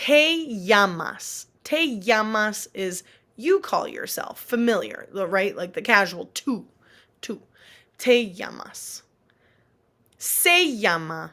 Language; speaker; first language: Spanish; non-native, fluent; English